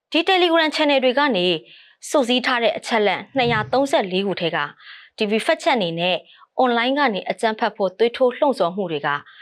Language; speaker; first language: Burmese; native; Burmese